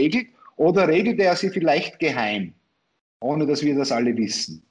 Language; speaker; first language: German; native; German